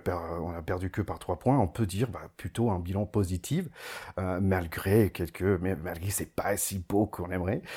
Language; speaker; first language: French; non-native, fluent; English